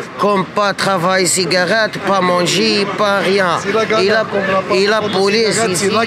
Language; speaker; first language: French; non-native, learner; Arabic